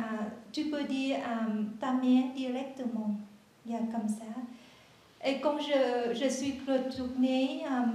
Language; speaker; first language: French; non-native, learner; Vietnamese